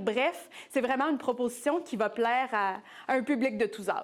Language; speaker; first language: French; native; French